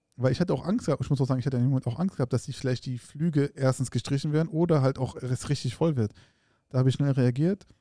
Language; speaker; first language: German; early bilingual, other home language; Arabic